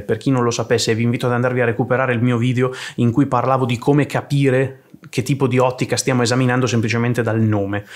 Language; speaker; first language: Italian; native; Italian